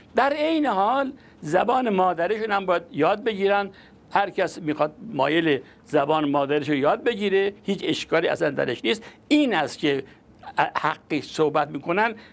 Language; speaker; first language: Persian; non-native, local second language; Azerbaijani